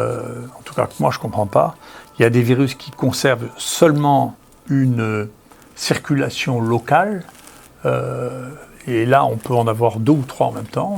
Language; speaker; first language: French; native; French